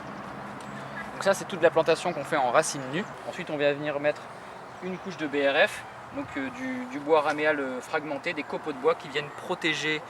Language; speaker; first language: French; native; French